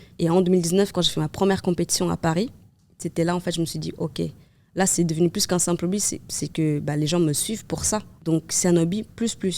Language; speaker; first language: French; non-native, fluent; Kabuverdianu